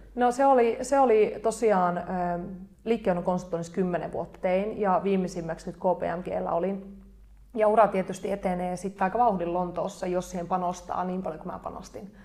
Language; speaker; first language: Finnish; native; Finnish